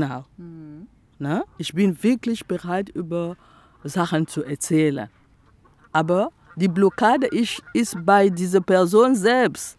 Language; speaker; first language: German; non-native, fluent; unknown